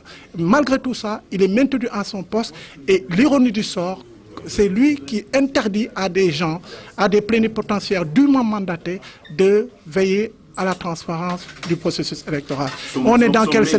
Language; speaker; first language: French; non-native, local second language; Wolof